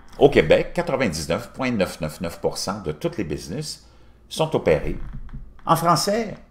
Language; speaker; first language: French; native; French